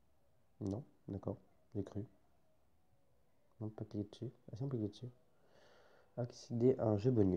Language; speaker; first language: French; native; French